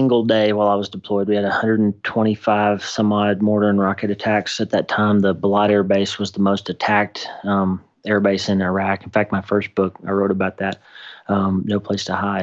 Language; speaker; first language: English; native; English